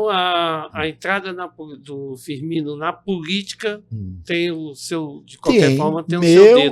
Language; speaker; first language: Portuguese; native; Portuguese